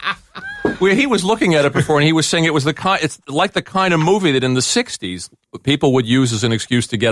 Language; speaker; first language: English; native; English